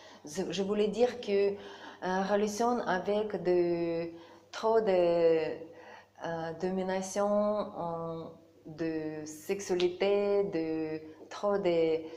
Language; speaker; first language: French; non-native, learner; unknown